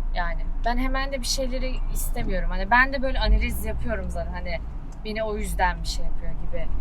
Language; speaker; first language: Turkish; native; Turkish